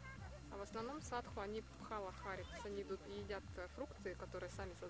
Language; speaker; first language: Russian; native; Russian